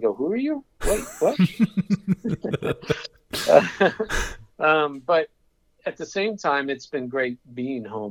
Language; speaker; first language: English; native; English